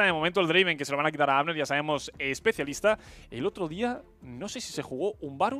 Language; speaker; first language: Spanish; native; Spanish